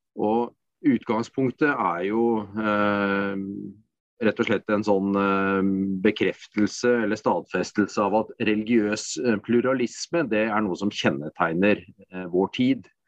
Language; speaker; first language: Norwegian; native; Norwegian